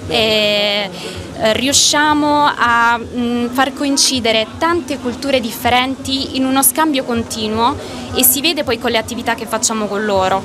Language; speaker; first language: Italian; native; Italian